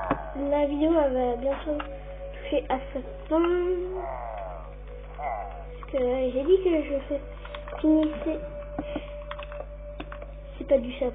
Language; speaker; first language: French; native; French